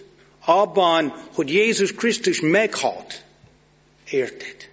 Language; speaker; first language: Hungarian; non-native, fluent; English